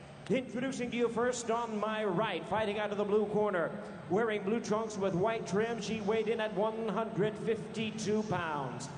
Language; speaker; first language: English; native; English